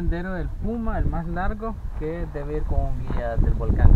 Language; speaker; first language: Spanish; native; Spanish